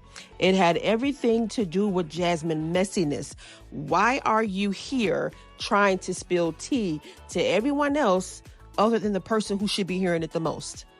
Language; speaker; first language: English; native; English